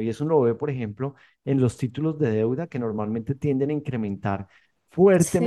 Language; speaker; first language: Spanish; native; Spanish